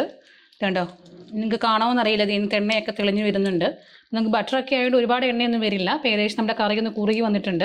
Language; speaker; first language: Malayalam; native; Malayalam